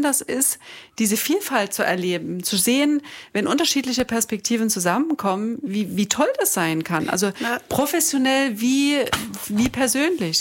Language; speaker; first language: German; native; German